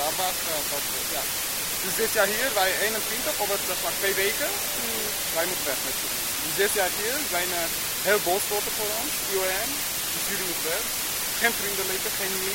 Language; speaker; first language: Dutch; non-native, learner; Armenian